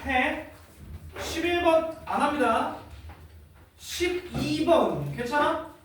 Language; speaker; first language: Korean; native; Korean